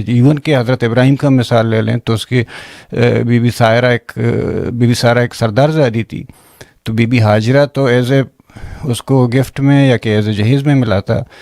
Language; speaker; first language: Urdu; non-native, local second language; Baluchi